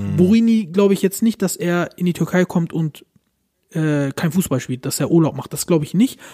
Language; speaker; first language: German; early bilingual, other home language; Turkish